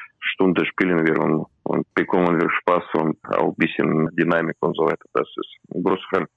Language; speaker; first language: German; non-native, learner; Russian